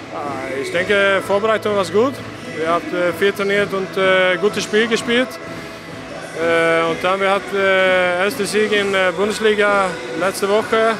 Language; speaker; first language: German; non-native, learner; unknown